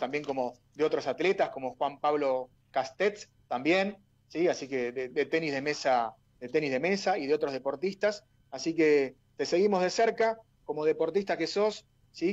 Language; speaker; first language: Spanish; native; Spanish